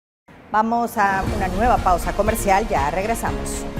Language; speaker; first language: Spanish; native; Spanish